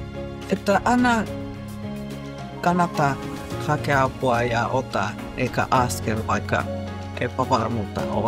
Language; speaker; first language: Finnish; non-native, fluent; Spanish